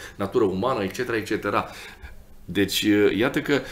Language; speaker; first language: Romanian; native; Romanian